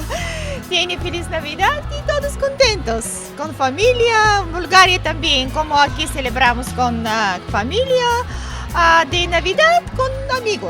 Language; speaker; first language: Spanish; non-native, learner; Bulgarian